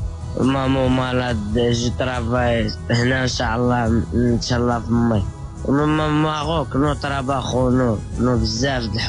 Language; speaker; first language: Spanish; non-native, learner; Arabic